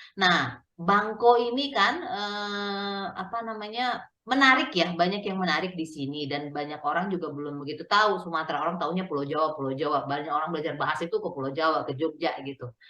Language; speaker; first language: Indonesian; native; Indonesian